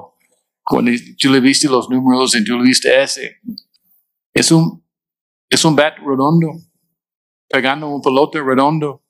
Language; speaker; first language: Spanish; non-native, fluent; English